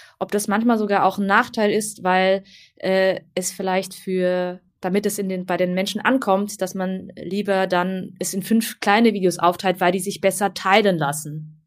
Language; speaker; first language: German; early bilingual, other home language; Vietnamese